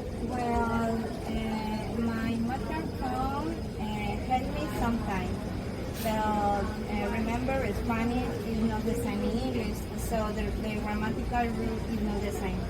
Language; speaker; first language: English; non-native, learner; Spanish